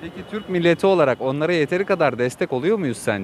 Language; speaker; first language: Turkish; native; Turkish